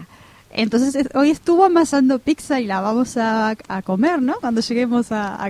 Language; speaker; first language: Spanish; native; Spanish